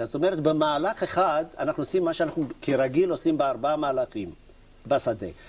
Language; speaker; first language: Hebrew; native; Hebrew